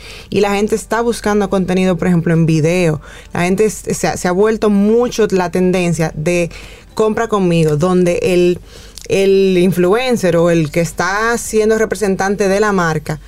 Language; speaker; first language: Spanish; native; Spanish